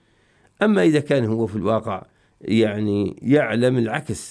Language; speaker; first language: Arabic; native; Arabic